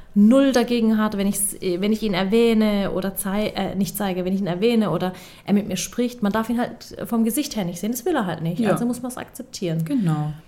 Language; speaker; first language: German; early bilingual, other home language; Turkish